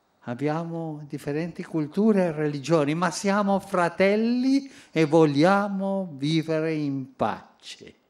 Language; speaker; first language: Italian; non-native, fluent; Spanish